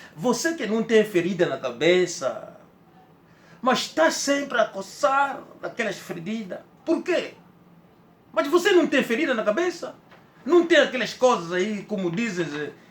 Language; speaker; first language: Portuguese; native; Portuguese